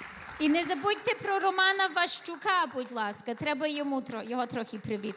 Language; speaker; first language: Ukrainian; early bilingual, heritage; Ukrainian